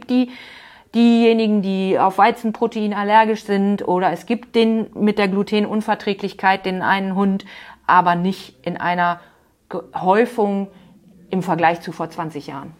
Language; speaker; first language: German; native; German